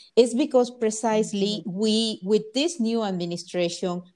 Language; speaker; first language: English; non-native, fluent; Spanish